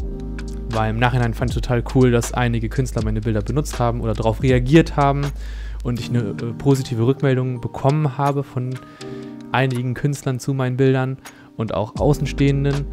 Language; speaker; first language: German; native; German